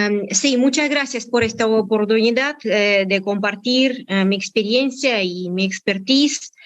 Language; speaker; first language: Spanish; non-native, fluent; Russian